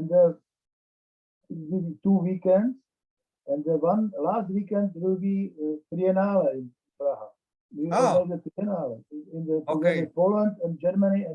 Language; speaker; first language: English; non-native, learner; Czech